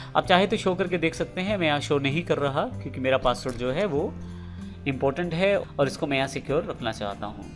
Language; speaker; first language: Hindi; native; Hindi